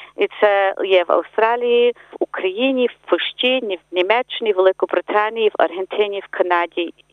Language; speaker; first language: Ukrainian; early bilingual, heritage; Ukrainian